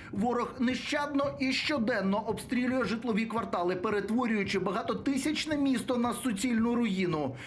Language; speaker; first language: Ukrainian; native; Ukrainian